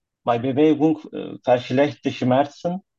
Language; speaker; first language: German; non-native, learner; Turkish